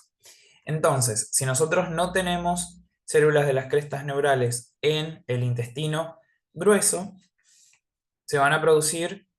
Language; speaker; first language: Spanish; native; Spanish